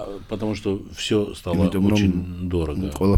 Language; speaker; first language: Russian; non-native, fluent; Romanian